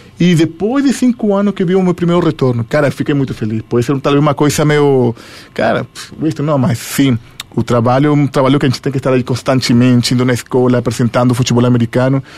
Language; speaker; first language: Portuguese; non-native, fluent; Spanish